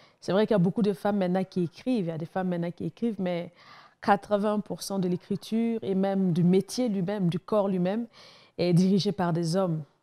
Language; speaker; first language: French; non-native, local second language; Mossi